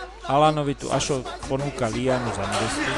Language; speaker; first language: Slovak; native; Slovak